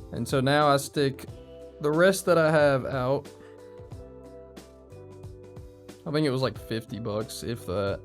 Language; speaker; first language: English; native; English